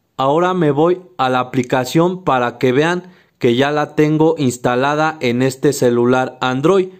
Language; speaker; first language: Spanish; native; Spanish